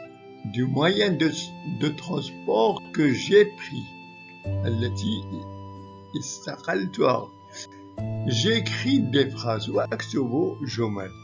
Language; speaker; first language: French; non-native, local second language; Arabic